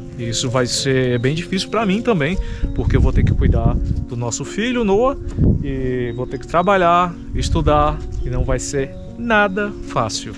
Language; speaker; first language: Portuguese; native; Portuguese